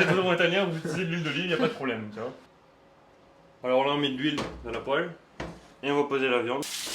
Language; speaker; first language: French; native; French